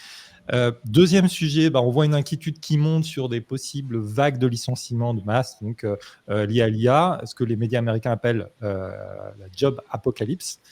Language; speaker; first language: French; native; French